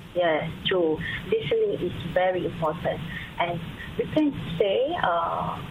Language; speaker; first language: English; non-native, local second language; Malay